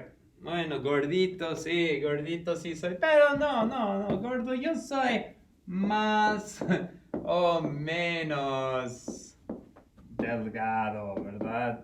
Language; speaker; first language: Spanish; non-native, fluent; English